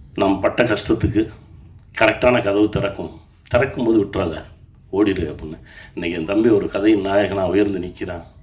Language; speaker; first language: Tamil; native; Tamil